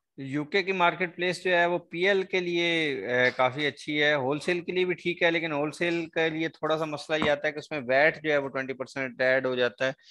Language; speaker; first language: Urdu; non-native, local second language; Sindhi